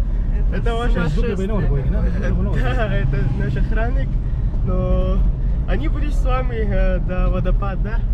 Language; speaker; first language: Russian; non-native, learner; Pashto